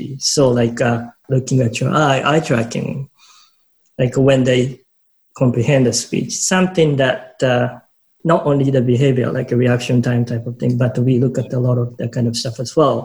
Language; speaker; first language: English; non-native, fluent; Japanese